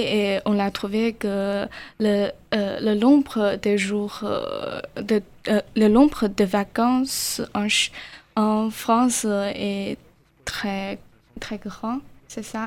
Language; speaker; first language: French; non-native, learner; Chinese